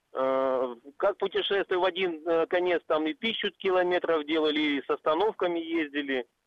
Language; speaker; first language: Russian; native; Russian